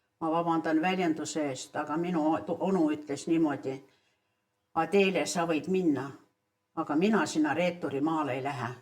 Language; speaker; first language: Estonian; early bilingual, heritage; Estonian